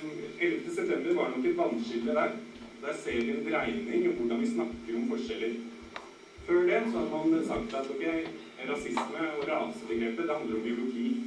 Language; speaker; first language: Norwegian; native; Norwegian